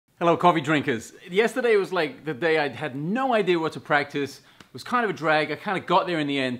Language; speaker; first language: English; native; English